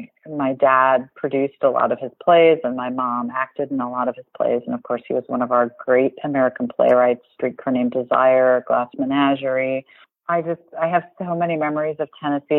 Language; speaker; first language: English; native; English